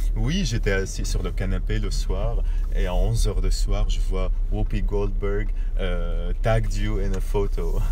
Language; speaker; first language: French; non-native, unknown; Arabic